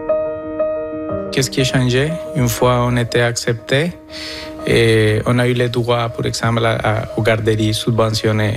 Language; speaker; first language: French; non-native, fluent; Spanish